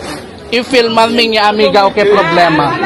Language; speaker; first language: Portuguese; non-native, learner; Filipino